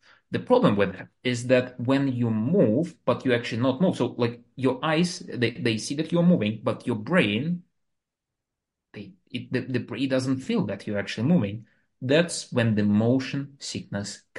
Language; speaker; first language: English; non-native, fluent; Russian